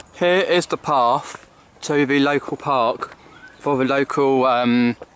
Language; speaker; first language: English; native; English